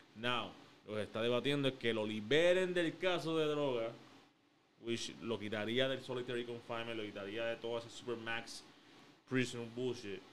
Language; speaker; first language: Spanish; early bilingual, heritage; Spanish